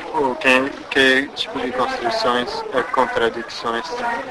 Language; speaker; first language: Spanish; non-native, fluent; English